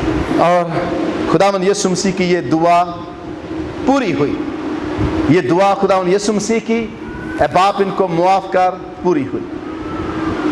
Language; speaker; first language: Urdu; non-native, local second language; Punjabi